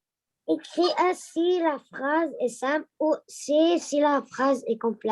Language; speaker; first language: French; non-native, local second language; Arabic